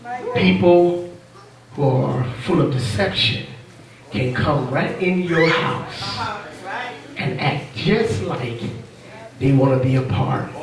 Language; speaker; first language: English; native; English